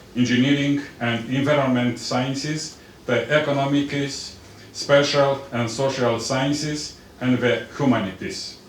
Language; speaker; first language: English; non-native, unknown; Romanian